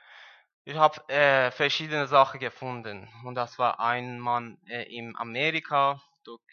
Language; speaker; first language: German; non-native, learner; Persian